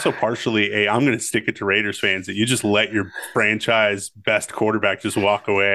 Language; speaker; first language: English; native; English